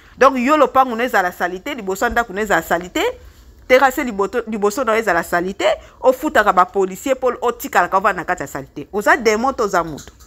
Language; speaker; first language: Lingala; native; Lingala